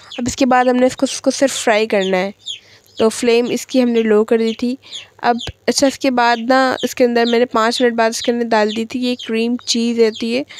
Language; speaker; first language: Urdu; native; Urdu